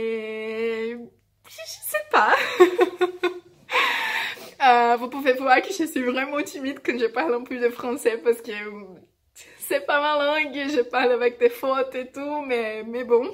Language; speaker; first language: French; non-native, fluent; Portuguese